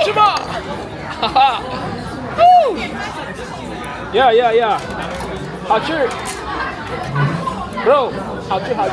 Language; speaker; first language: Chinese; non-native, learner; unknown